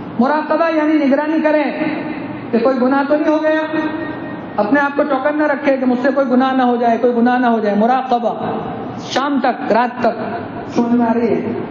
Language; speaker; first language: Urdu; non-native, local second language; Gujarati